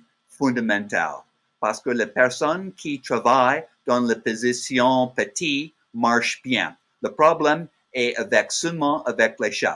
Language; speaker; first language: French; non-native, learner; English